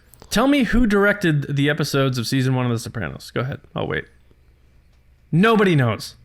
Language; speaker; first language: English; native; English